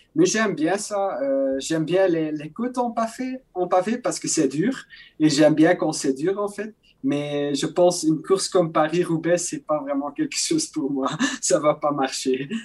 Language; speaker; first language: French; non-native, local second language; Dutch